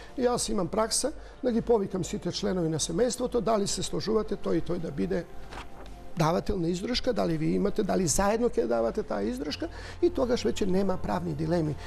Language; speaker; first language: Macedonian; native; Macedonian